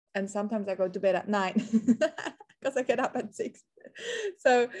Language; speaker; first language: English; non-native, fluent; Swiss German